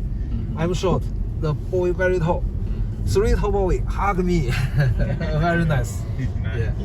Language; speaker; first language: English; non-native, learner; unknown